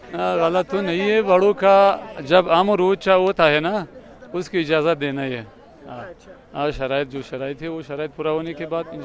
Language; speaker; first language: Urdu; non-native, learner; Pashto